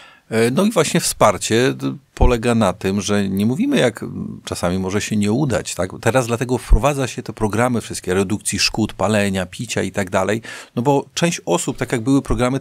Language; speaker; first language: Polish; native; Polish